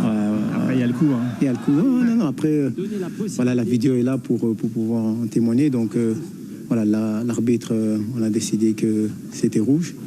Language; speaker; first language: French; native; French